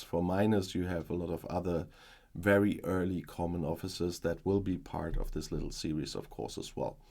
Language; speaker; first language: English; non-native, fluent; German